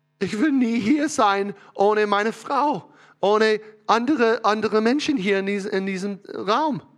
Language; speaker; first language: German; non-native, learner; English